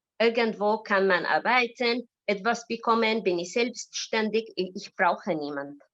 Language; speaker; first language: German; non-native, learner; Arabic